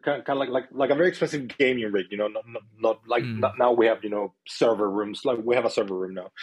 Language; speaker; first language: English; non-native, fluent; Spanish